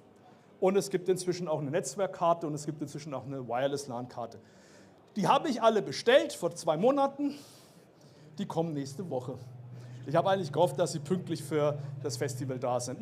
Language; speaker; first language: German; native; German